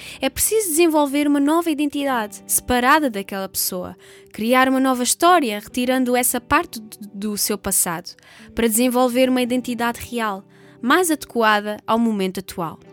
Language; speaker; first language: Portuguese; native; Portuguese